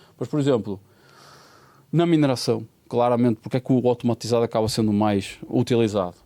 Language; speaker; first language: Portuguese; native; Portuguese